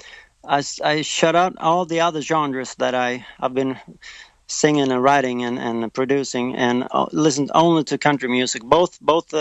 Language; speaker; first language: English; non-native, fluent; Swedish